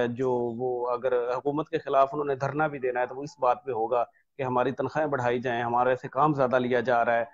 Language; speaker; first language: Urdu; non-native, local second language; Punjabi